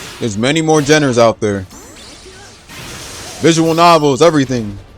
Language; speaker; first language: English; native; English